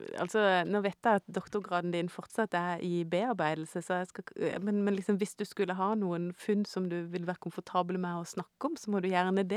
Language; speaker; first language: Norwegian; native; Norwegian